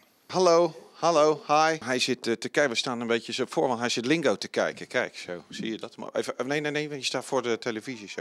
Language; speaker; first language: Dutch; native; Dutch